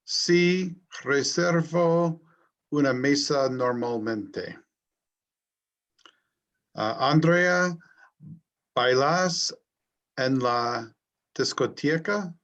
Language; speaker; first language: Spanish; non-native, learner; English